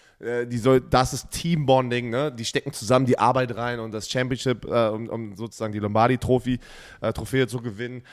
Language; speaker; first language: German; native; German